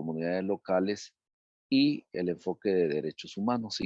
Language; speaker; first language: Spanish; native; Spanish